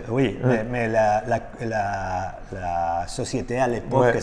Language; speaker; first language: French; non-native, learner; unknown